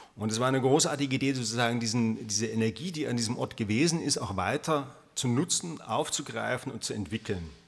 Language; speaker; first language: German; native; German